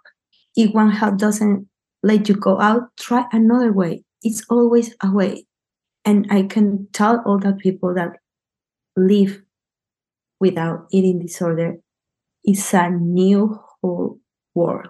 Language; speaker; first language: English; non-native, learner; Spanish